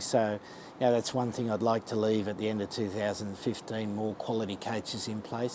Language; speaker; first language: English; native; English